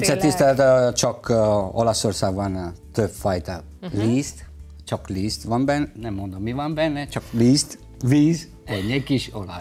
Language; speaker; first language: Hungarian; non-native, learner; Italian